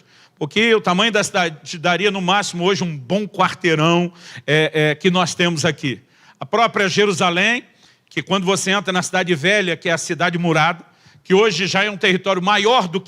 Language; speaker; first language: Portuguese; native; Portuguese